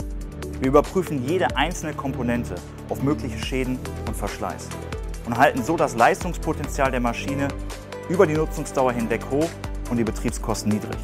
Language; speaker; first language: German; native; German